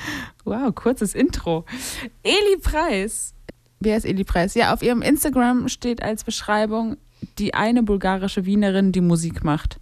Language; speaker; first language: German; native; German